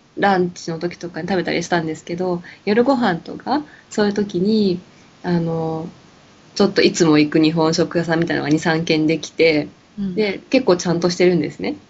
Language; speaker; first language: Japanese; native; Japanese